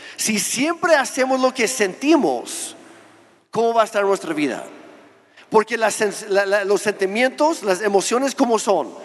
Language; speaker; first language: Spanish; non-native, fluent; English